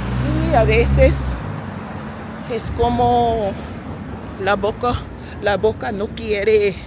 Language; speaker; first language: Spanish; non-native, learner; English